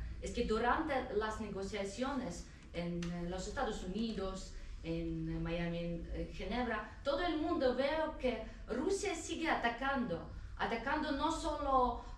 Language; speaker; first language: Spanish; non-native, fluent; Ukrainian